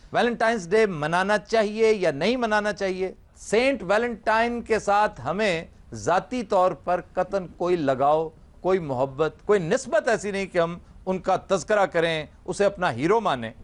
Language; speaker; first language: Urdu; native; Urdu